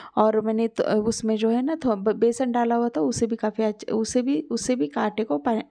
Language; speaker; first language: Hindi; non-native, local second language; Marathi